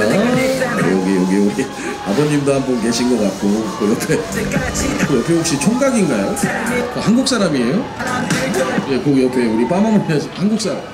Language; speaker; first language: Korean; native; Korean